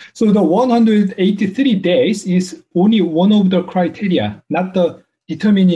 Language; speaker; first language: English; non-native, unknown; Korean